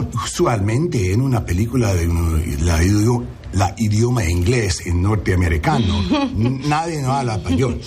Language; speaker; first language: Spanish; non-native, learner; English